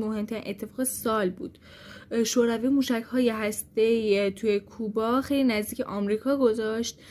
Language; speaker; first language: Persian; native; Persian